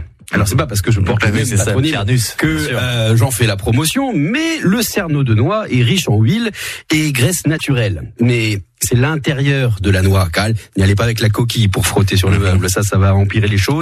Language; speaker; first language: French; native; French